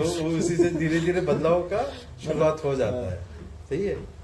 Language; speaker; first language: Hindi; native; Hindi